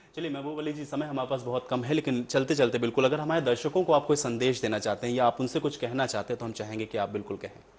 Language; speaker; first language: Hindi; native; Hindi